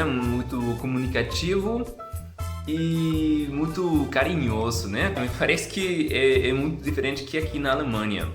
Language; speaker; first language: Portuguese; non-native, fluent; German